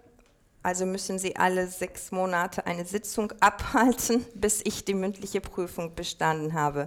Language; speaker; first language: German; non-native, fluent; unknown